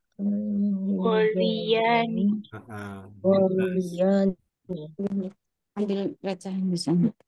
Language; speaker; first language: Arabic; non-native, learner; Indonesian